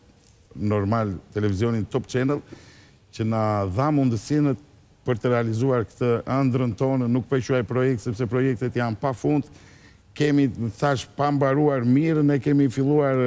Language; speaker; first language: Albanian; native; Albanian